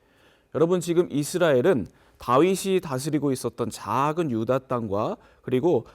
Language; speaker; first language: Korean; native; Korean